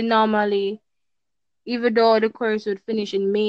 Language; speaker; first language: English; non-native, local second language; Jamaican Creole English